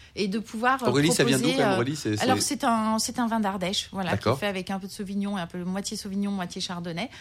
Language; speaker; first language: French; native; French